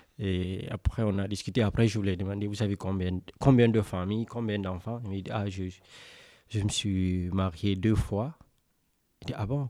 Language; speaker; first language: French; non-native, local second language; Mandingo